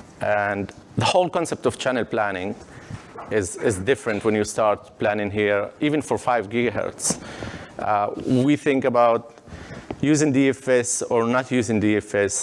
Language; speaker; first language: English; non-native, fluent; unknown